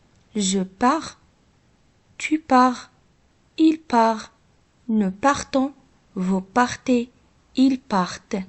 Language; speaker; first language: French; non-native, local second language; Arabic